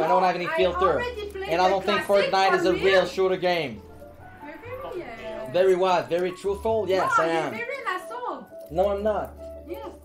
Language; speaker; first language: English; non-native, fluent; French